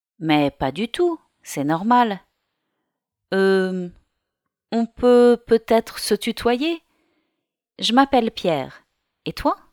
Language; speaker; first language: French; native; French